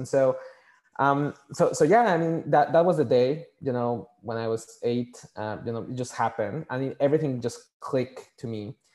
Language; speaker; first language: English; non-native, fluent; Spanish